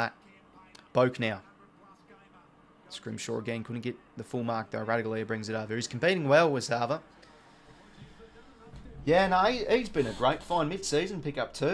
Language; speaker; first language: English; native; English